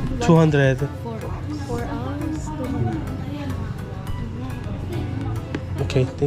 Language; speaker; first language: English; non-native, learner; Korean